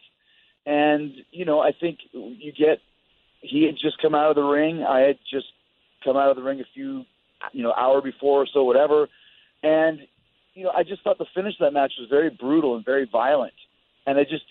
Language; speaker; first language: English; native; English